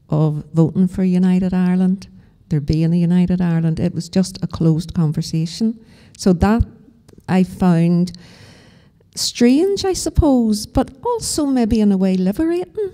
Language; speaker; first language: English; native; English